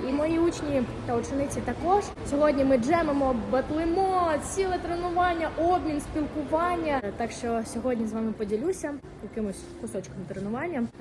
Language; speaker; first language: Ukrainian; non-native, local second language; Russian